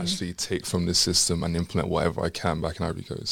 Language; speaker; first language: English; native; English